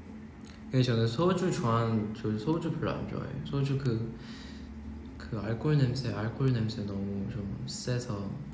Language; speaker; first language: Korean; non-native, fluent; Chinese